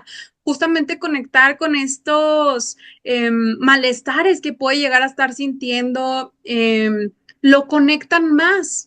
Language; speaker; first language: Spanish; native; Spanish